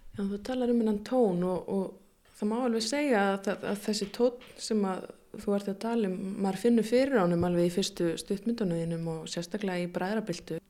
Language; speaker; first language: Icelandic; native; Icelandic